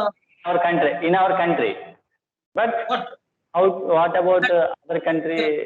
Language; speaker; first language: English; non-native, local second language; Telugu